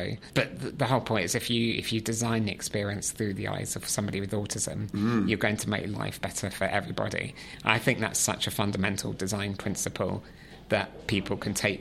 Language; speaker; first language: English; native; English